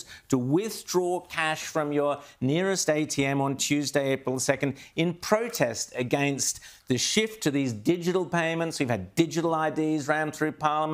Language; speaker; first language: English; native; English